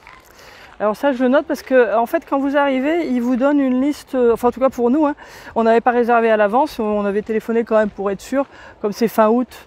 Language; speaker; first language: French; native; French